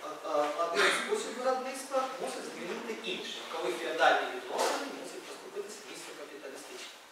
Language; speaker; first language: Ukrainian; native; Ukrainian